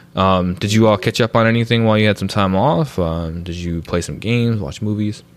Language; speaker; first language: English; early bilingual, other home language; Filipino